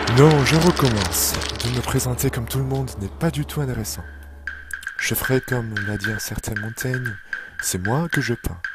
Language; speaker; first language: French; non-native, fluent; Chinese